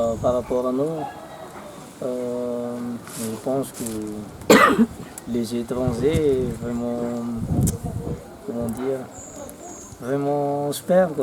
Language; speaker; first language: French; non-native, local second language; Malagasy